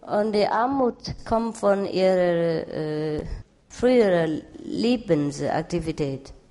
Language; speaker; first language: German; non-native, learner; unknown